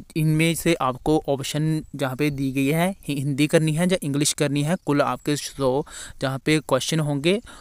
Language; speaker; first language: Hindi; non-native, local second language; Punjabi